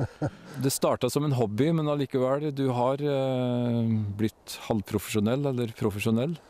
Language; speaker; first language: Norwegian; native; Norwegian